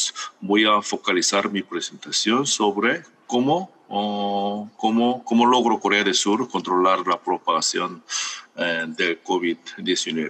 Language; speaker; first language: Spanish; non-native, fluent; Korean